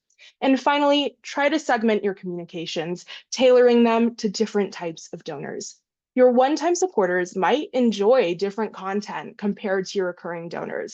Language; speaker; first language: English; native; English